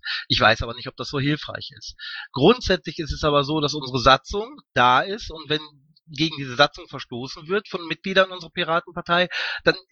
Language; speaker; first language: German; native; German